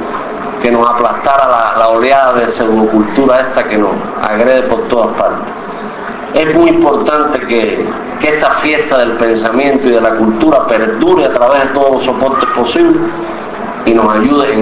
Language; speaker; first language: Spanish; native; Spanish